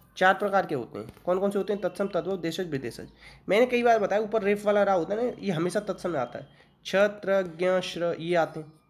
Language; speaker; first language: Hindi; native; Hindi